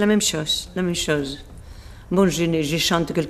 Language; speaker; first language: French; non-native, fluent; Spanish